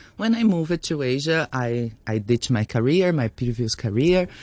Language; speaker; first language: English; non-native, fluent; Portuguese